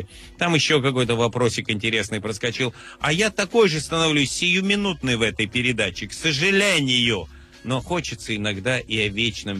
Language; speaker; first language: Russian; native; Russian